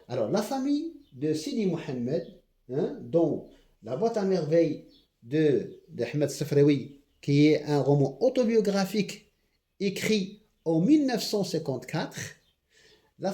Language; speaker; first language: French; non-native, local second language; Arabic